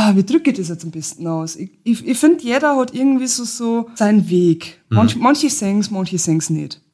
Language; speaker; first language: German; native; German